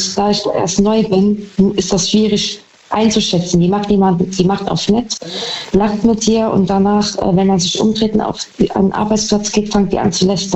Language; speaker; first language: German; native; German